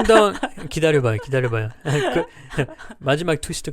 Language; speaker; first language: Korean; non-native, learner; French